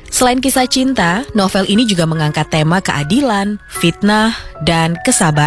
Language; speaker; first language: Indonesian; native; Indonesian